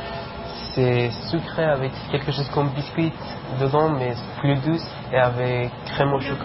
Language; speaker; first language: French; non-native, learner; Persian